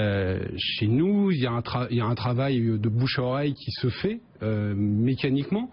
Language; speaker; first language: French; native; French